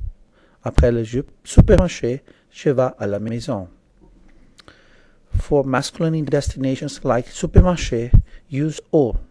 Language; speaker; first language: French; non-native, fluent; English